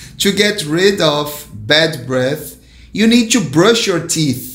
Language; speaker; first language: English; non-native, fluent; Portuguese